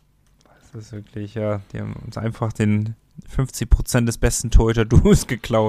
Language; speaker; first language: German; native; German